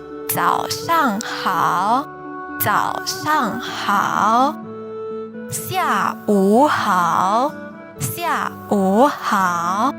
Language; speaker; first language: Chinese; non-native, fluent; Indonesian